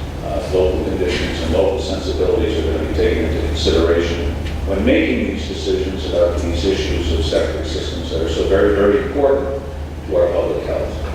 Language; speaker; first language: English; native; English